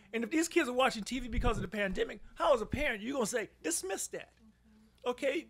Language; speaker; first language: English; native; English